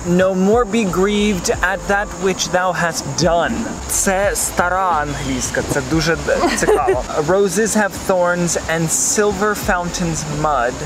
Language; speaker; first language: Ukrainian; non-native, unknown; English